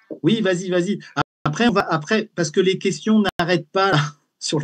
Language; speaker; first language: French; native; French